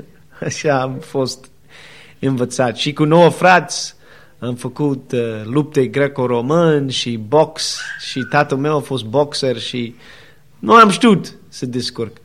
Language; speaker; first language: Romanian; non-native, learner; English